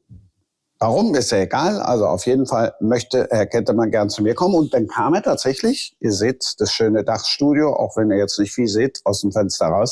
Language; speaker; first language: German; native; German